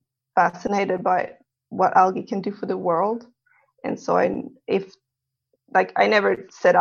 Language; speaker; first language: English; non-native, fluent; Swedish